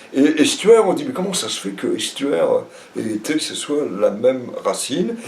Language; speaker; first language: French; native; French